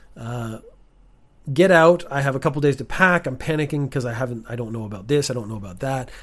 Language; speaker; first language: English; native; English